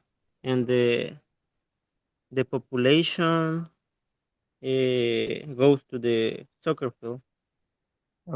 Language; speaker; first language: English; non-native, learner; Spanish